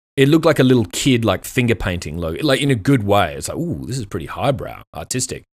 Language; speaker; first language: English; native; English